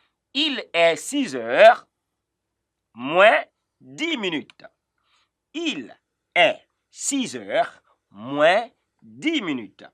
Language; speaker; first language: French; non-native, fluent; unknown